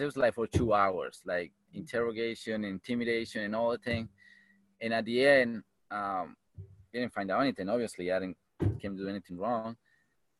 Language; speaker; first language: English; non-native, fluent; Spanish